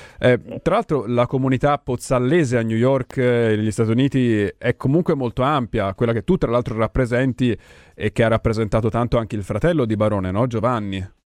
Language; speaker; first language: Italian; native; Italian